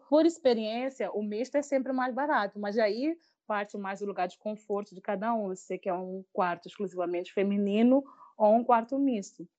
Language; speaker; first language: Portuguese; native; Portuguese